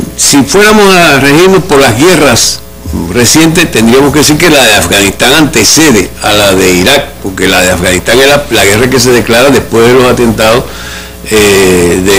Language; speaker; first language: Spanish; native; Spanish